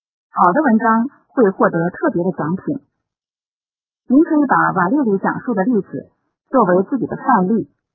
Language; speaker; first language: Chinese; native; Chinese